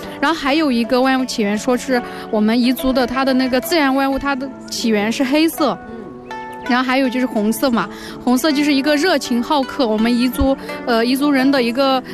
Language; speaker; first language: Chinese; non-native, local second language; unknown